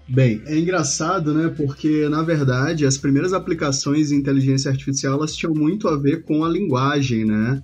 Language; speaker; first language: Portuguese; native; Portuguese